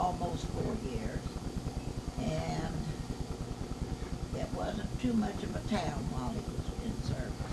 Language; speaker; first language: English; native; English